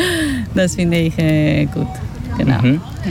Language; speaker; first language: German; non-native, learner; Spanish